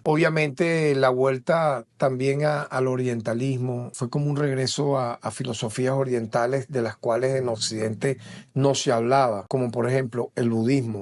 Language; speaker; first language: Spanish; native; Spanish